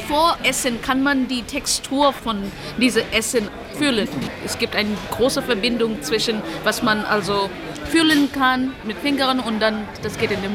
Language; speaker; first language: German; non-native, learner; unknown